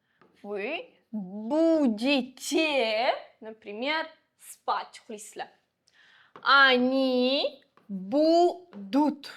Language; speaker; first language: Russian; non-native, local second language; Uzbek